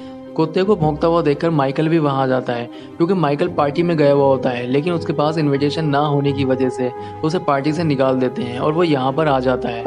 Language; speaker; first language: Hindi; native; Hindi